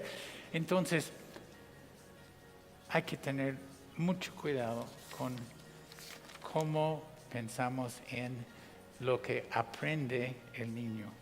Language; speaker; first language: Spanish; non-native, fluent; English